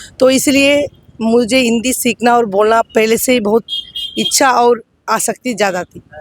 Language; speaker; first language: Hindi; non-native, local second language; Tamil